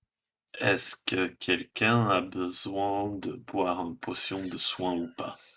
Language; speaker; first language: French; non-native, fluent; Dutch